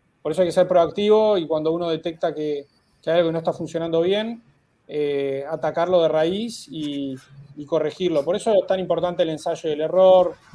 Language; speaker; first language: Spanish; native; Spanish